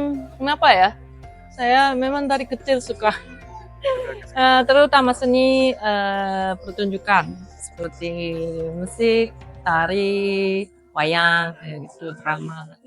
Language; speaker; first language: Indonesian; non-native, fluent; Japanese